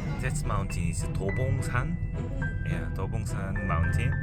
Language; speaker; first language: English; non-native, learner; Korean